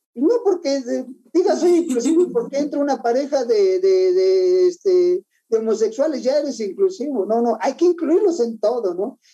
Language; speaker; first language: Spanish; native; Spanish